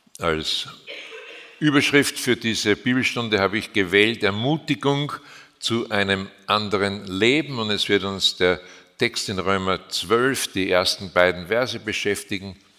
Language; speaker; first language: German; native; German